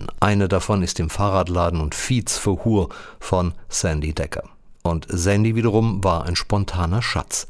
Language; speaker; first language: German; native; German